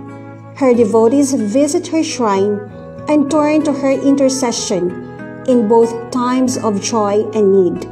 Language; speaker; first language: English; non-native, local second language; Filipino